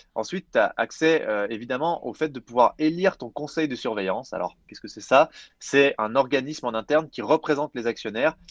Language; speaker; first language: French; native; French